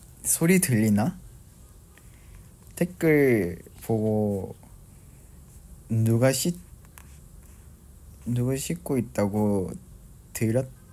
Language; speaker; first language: Korean; non-native, fluent; Vietnamese